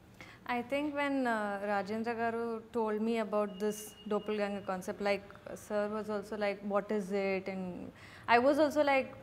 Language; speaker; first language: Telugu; non-native, learner; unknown